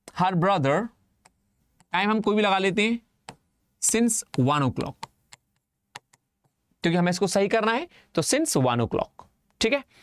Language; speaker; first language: Hindi; native; Hindi